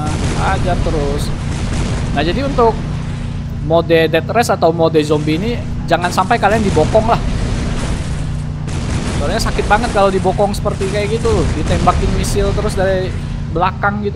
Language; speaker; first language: Indonesian; native; Indonesian